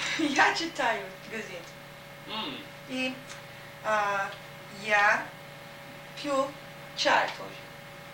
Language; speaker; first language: Russian; non-native, fluent; English